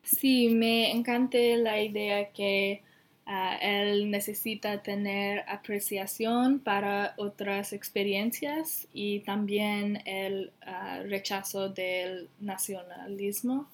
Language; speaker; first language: Spanish; non-native, learner; English